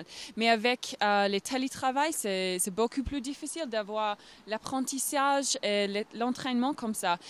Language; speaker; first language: French; non-native, fluent; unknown